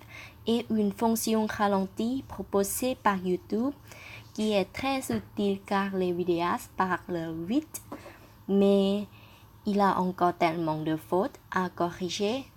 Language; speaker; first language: French; non-native, fluent; Thai